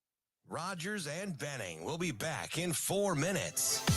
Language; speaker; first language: English; native; English